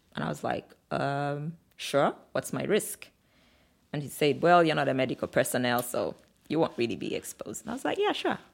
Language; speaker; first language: English; non-native, local second language; Bemba